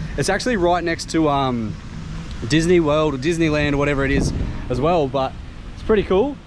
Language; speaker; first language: English; native; English